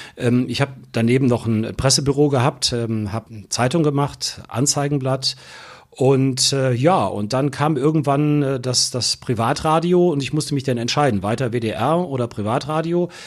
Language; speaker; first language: German; native; German